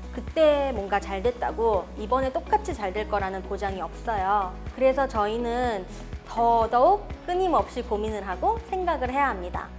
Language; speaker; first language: Korean; early bilingual, heritage; Korean